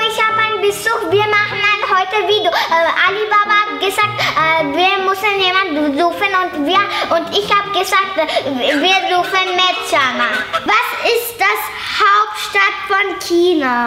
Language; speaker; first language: German; early bilingual, other home language; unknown